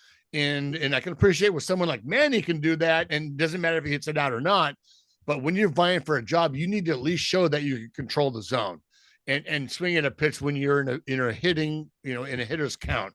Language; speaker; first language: English; native; English